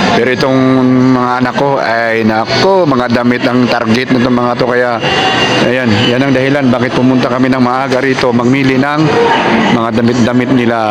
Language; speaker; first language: Filipino; non-native, local second language; Cebuano